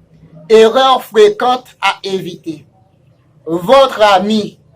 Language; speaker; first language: French; non-native, fluent; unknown